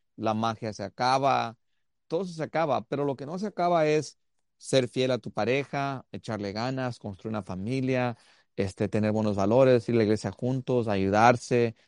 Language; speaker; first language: Spanish; early bilingual, heritage; Spanish